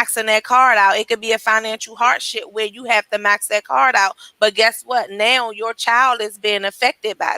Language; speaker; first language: English; native; English